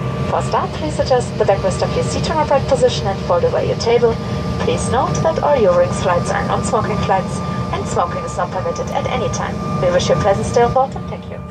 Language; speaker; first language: English; non-native, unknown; German